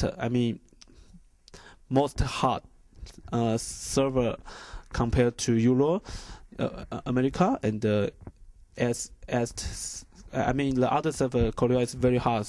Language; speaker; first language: English; non-native, learner; Chinese